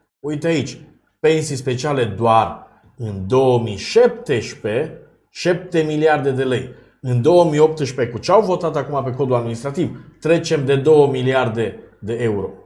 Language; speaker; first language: Romanian; native; Romanian